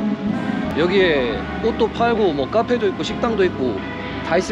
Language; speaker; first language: Korean; native; Korean